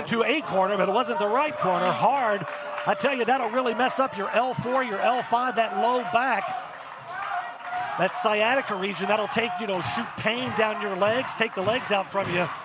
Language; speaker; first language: English; native; English